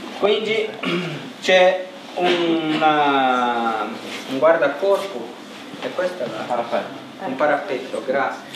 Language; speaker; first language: Italian; non-native, learner; Portuguese